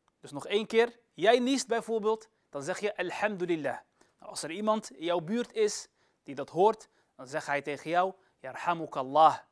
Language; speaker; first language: Dutch; early bilingual, other home language; Arabic